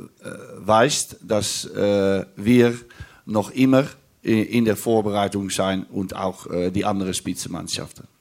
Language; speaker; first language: German; non-native, learner; Dutch